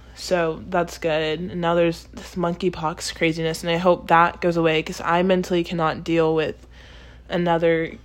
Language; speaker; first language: English; native; English